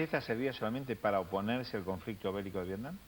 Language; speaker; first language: Spanish; native; Spanish